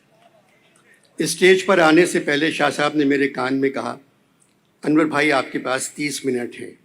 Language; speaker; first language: Urdu; native; Urdu